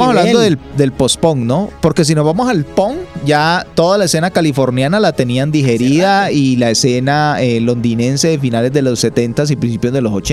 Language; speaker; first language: Spanish; native; Spanish